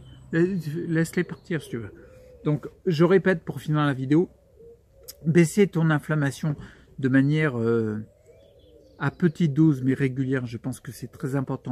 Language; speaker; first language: French; native; French